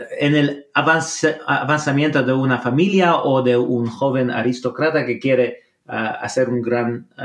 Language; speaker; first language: Spanish; non-native, fluent; English